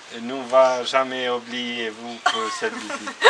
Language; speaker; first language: French; non-native, learner; Albanian